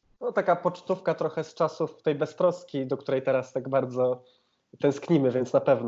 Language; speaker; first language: Polish; native; Polish